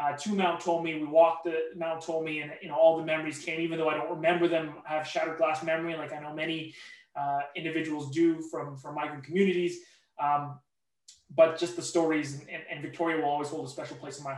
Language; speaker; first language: English; native; English